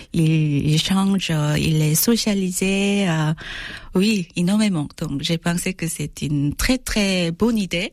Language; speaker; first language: French; non-native, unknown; Korean